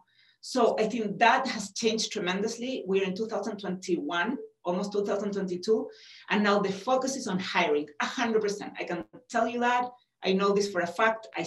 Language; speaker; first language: English; non-native, fluent; Spanish